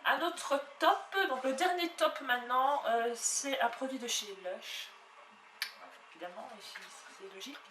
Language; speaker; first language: French; native; French